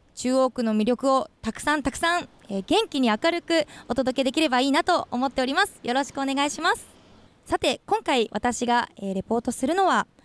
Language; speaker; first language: Japanese; native; Japanese